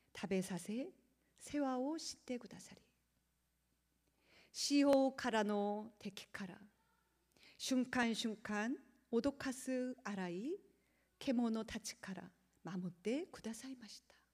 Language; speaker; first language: Japanese; non-native, learner; Korean